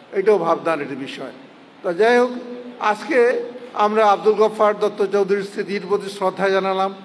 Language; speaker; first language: Bangla; non-native, local second language; Manipuri